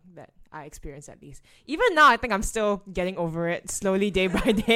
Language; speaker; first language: English; native; English